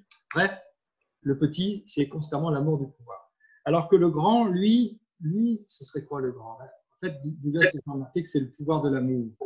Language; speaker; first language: French; native; French